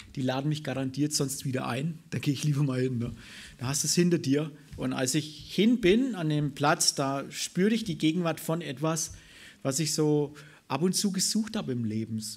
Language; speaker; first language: German; native; German